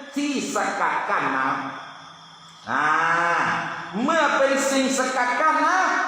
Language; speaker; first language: Thai; non-native, local second language; Pattani Malay